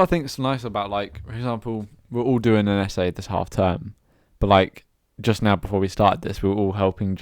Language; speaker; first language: English; native; English